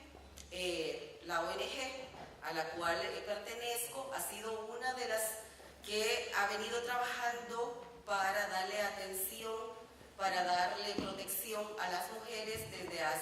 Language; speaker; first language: Spanish; native; Spanish